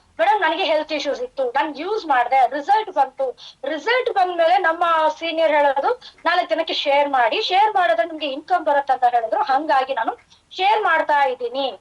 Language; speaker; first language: Kannada; non-native, fluent; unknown